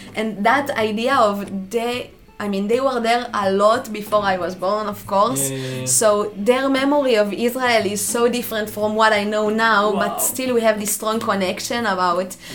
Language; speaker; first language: English; non-native, fluent; Hebrew